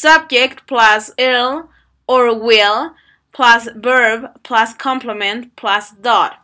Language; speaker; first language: English; non-native, fluent; Spanish